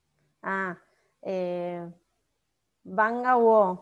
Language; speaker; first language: Korean; non-native, learner; Spanish